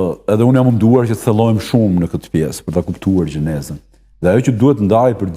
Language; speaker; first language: Albanian; native; Albanian